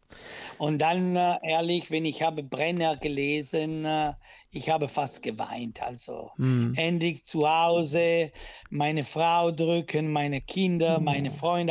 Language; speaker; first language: German; non-native, local second language; Italian